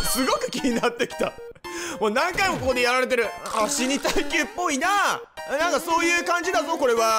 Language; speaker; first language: Japanese; native; Japanese